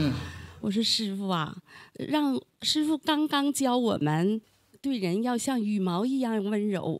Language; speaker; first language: Chinese; native; Chinese